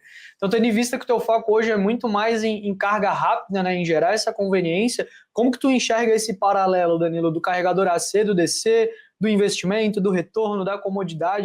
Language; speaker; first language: Portuguese; native; Portuguese